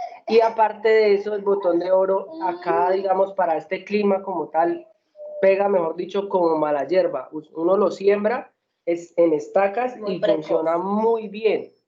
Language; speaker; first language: Spanish; native; Spanish